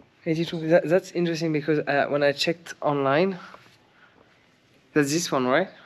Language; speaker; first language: English; non-native, learner; French